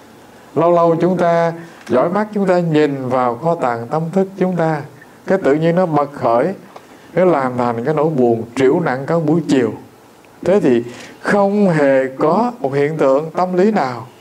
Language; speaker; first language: Vietnamese; native; Vietnamese